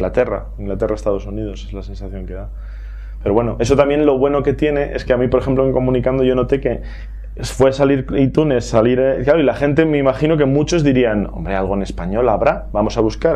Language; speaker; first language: Spanish; native; Spanish